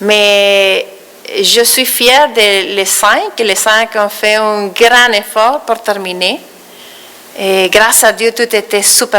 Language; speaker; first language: French; non-native, fluent; Spanish